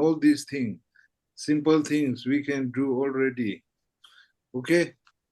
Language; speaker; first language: English; non-native, fluent; Tibetan